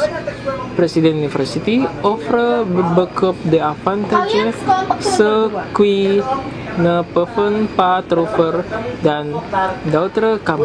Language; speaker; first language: French; non-native, learner; Indonesian